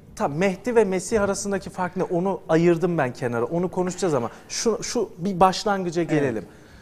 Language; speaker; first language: Turkish; native; Turkish